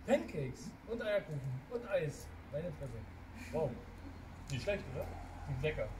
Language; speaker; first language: German; native; German